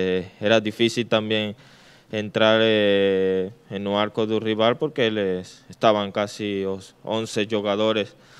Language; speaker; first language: Portuguese; non-native, learner; Spanish